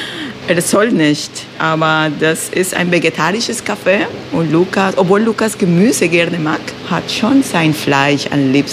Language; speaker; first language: German; non-native, fluent; Spanish